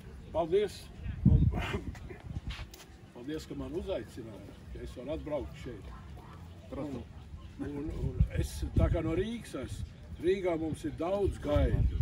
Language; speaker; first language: Latvian; non-native, local second language; Russian